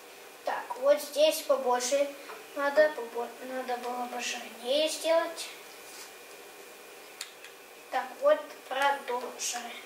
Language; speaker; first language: Russian; early bilingual, heritage; Russian